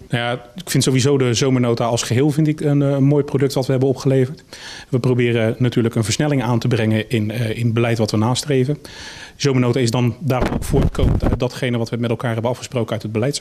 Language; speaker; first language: Dutch; native; Dutch